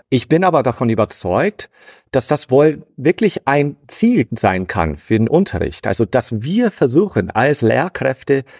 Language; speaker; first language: German; non-native, fluent; English